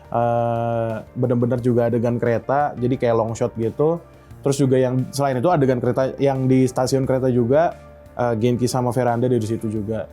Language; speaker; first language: Indonesian; native; Indonesian